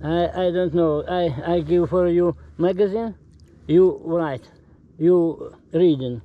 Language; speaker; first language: English; non-native, learner; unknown